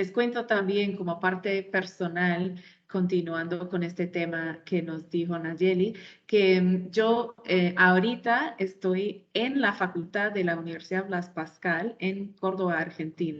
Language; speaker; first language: Spanish; non-native, fluent; English